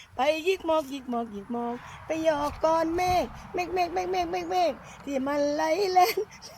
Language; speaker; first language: Thai; native; Thai